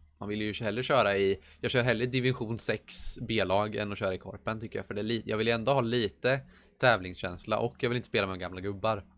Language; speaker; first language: Swedish; native; Swedish